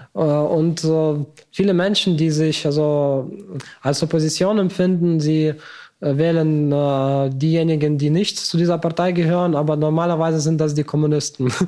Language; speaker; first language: German; non-native, fluent; Ukrainian